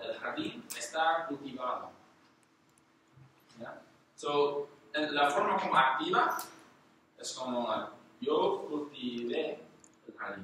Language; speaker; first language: Spanish; non-native, learner; English